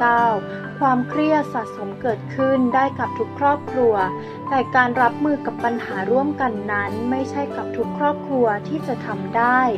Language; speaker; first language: Thai; native; Thai